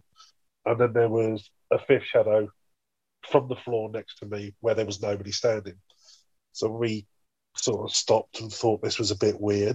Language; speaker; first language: English; native; English